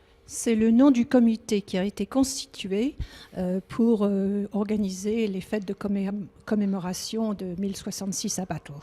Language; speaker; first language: French; native; French